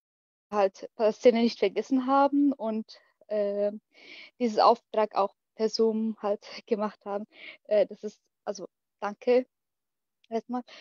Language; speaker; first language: German; early bilingual, other home language; Arabic